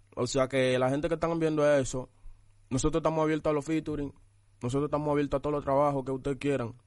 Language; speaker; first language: Spanish; early bilingual, other home language; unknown